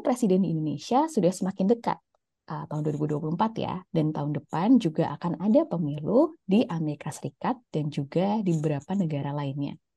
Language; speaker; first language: Indonesian; native; Indonesian